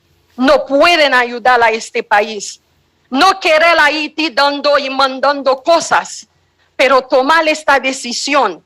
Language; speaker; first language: Spanish; non-native, fluent; Haitian Creole